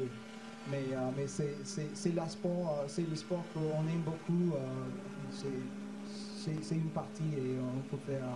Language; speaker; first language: French; non-native, fluent; English